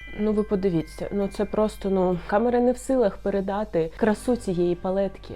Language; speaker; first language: Ukrainian; non-native, local second language; Russian